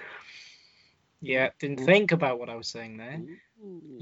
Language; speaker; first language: English; native; English